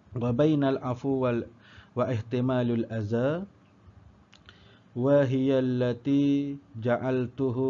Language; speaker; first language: Arabic; non-native, learner; Malay